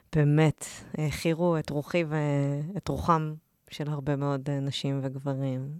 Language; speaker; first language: Hebrew; native; Hebrew